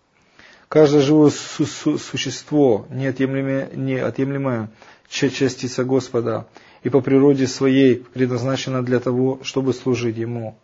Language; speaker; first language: Russian; native; Russian